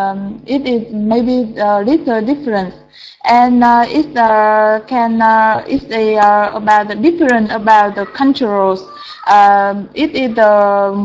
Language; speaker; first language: English; non-native, learner; Vietnamese